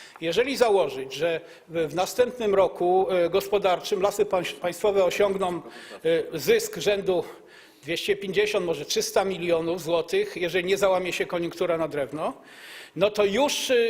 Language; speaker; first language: Polish; native; Polish